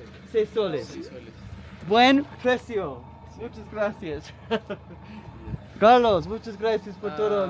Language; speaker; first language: Spanish; non-native, learner; English